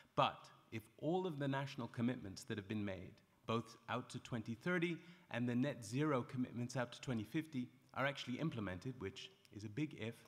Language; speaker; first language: English; native; English